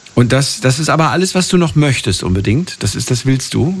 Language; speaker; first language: German; native; German